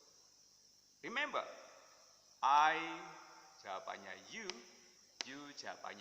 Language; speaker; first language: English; non-native, fluent; Indonesian